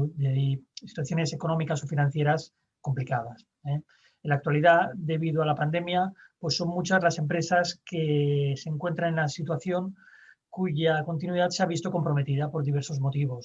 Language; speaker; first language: Spanish; native; Spanish